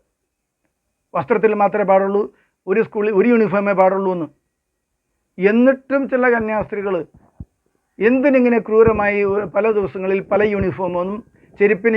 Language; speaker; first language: Malayalam; native; Malayalam